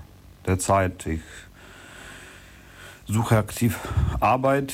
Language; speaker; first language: German; non-native, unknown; Russian